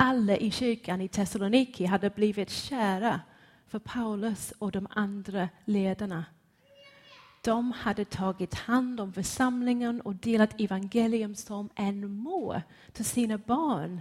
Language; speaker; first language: Swedish; non-native, fluent; English